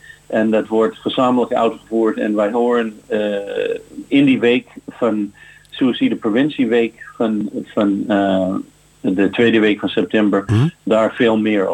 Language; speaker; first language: Dutch; non-native, fluent; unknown